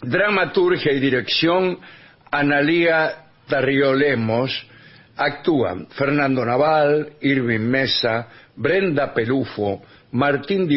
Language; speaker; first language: Spanish; native; Spanish